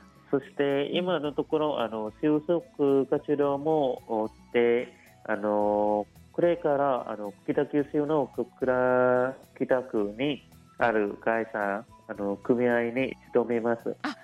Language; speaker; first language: Japanese; non-native, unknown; Vietnamese